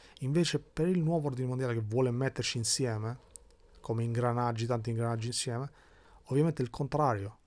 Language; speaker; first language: Italian; early bilingual, other home language; Albanian